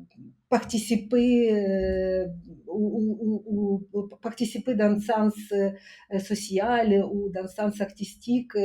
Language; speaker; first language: French; non-native, fluent; Ukrainian